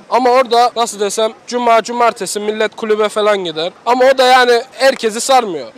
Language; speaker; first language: Turkish; early bilingual, heritage; Turkish